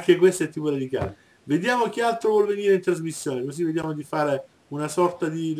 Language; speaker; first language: Italian; native; Italian